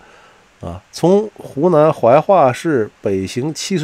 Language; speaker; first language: Chinese; native; Chinese